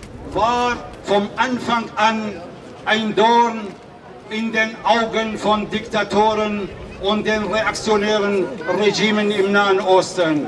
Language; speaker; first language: German; non-native, fluent; Kurdish